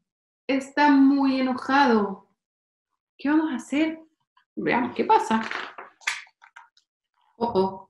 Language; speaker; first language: Spanish; native; Spanish